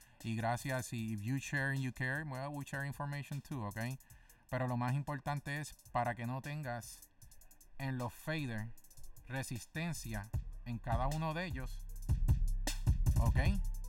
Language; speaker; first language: Spanish; native; Spanish